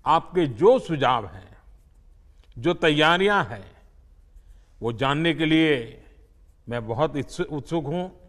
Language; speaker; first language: Hindi; non-native, local second language; Gujarati